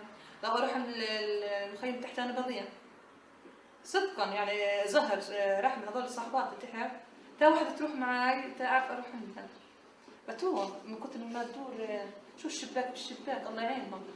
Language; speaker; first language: Arabic; native; Arabic